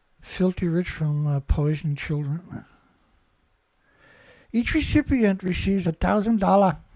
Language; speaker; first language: English; native; English